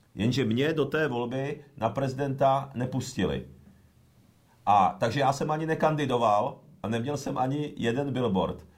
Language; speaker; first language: Czech; early bilingual, other home language; Japanese